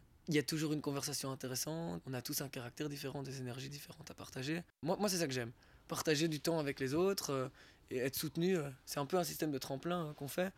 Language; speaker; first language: French; native; French